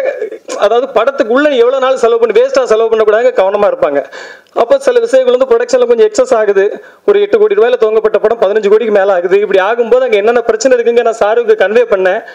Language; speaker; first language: Tamil; native; Tamil